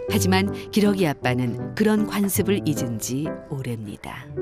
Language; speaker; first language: Korean; native; Korean